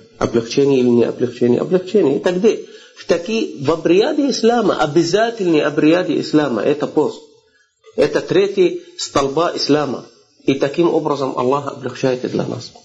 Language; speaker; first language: Russian; non-native, fluent; Arabic